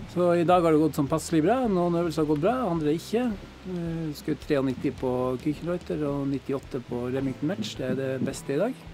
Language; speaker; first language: Norwegian; native; Norwegian